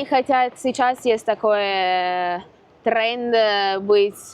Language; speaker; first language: Russian; non-native, fluent; Italian